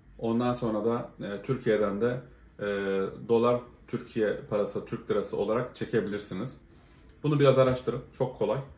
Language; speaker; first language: Turkish; native; Turkish